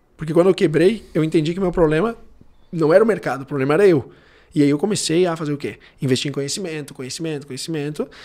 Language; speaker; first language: Portuguese; early bilingual, heritage; Portuguese